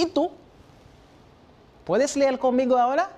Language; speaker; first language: Spanish; non-native, fluent; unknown